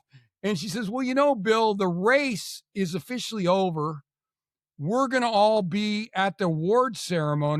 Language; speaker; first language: English; native; English